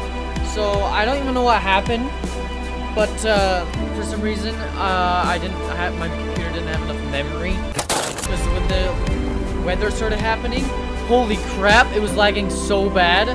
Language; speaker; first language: English; native; English